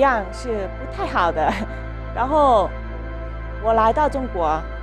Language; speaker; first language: Chinese; non-native, fluent; Lao